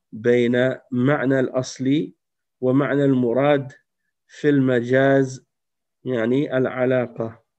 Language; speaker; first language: Arabic; non-native, fluent; French